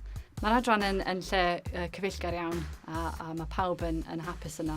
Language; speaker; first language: Welsh; non-native, local second language; English